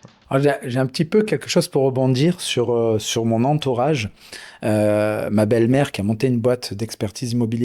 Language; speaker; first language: French; native; French